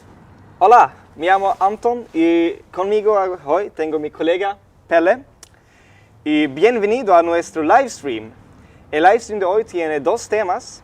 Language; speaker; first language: Spanish; non-native, fluent; Swedish